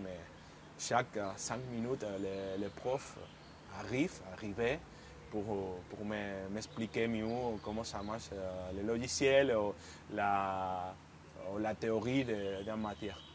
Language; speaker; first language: French; non-native, fluent; Spanish